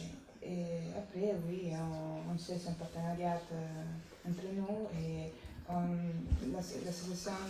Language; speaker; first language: French; non-native, learner; Italian